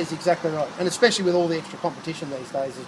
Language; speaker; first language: English; native; English